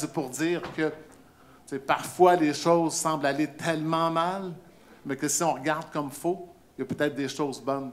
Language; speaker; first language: French; native; French